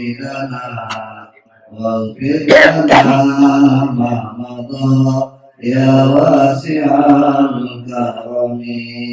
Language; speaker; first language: Arabic; non-native, fluent; Indonesian